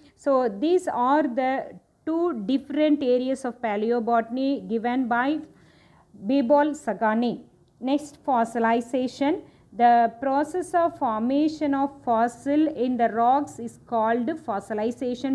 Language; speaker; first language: English; non-native, local second language; Tamil